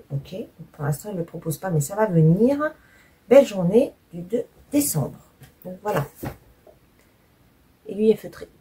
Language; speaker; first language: French; native; French